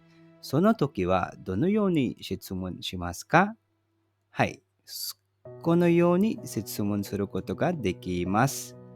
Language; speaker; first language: Japanese; non-native, fluent; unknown